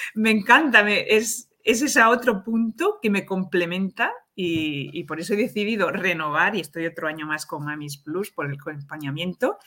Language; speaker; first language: Spanish; native; Spanish